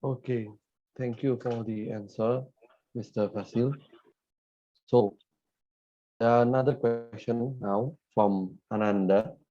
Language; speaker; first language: English; non-native, fluent; Indonesian